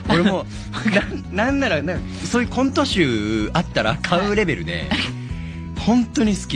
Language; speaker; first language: Japanese; native; Japanese